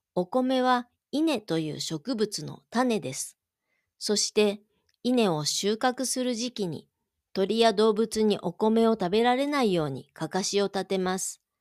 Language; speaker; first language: Japanese; native; Japanese